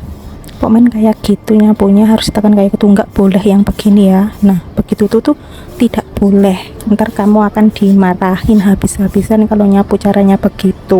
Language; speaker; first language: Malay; non-native, local second language; Javanese